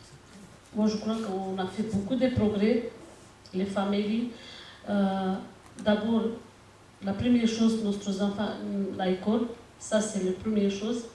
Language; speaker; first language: French; non-native, learner; Romanian